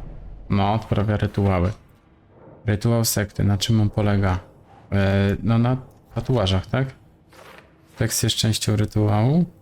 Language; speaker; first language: Polish; native; Polish